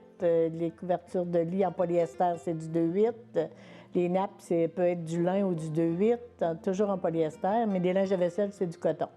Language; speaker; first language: French; native; French